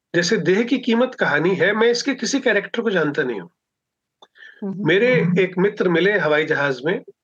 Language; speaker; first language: Hindi; non-native, local second language; Punjabi